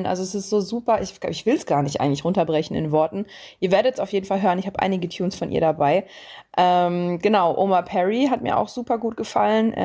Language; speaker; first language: German; native; German